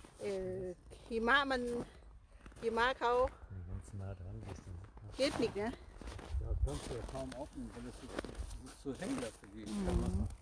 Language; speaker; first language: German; non-native, learner; Thai